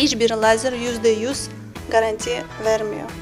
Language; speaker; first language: Turkish; non-native, learner; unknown